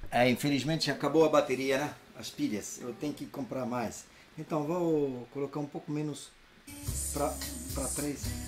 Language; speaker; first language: Portuguese; non-native, fluent; French